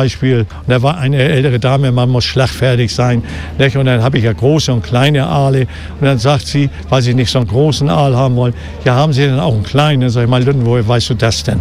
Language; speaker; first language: German; native; German